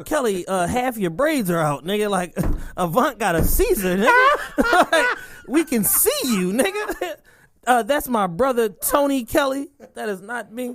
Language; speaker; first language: English; native; English